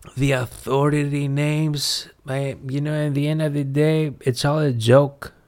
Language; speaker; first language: English; non-native, fluent; Greek